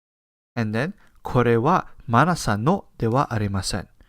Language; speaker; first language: Japanese; non-native, fluent; English